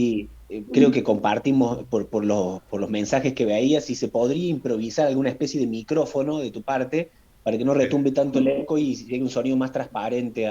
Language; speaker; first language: Spanish; native; Spanish